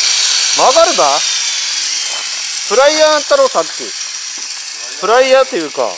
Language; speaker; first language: Japanese; native; Japanese